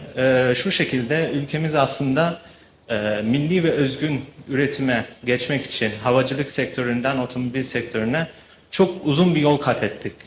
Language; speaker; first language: Turkish; early bilingual, heritage; Turkish